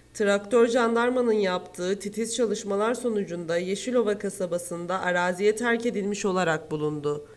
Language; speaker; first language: Turkish; native; Turkish